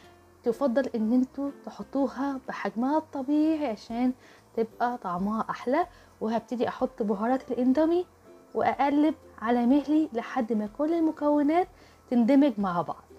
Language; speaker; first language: Arabic; native; Arabic